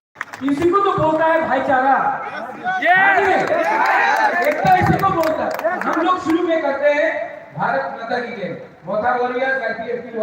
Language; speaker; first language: Hindi; non-native, local second language; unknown